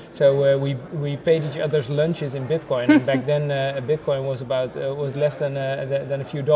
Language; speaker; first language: English; non-native, fluent; Dutch